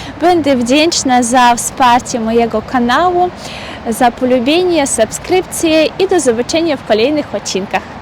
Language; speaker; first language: Polish; non-native, fluent; Russian